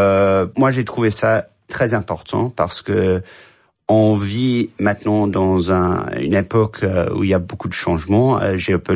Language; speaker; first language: French; non-native, fluent; English